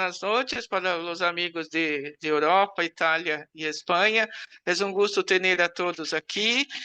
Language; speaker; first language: Portuguese; non-native, learner; Spanish